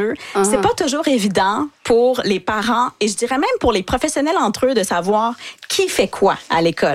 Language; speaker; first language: French; native; French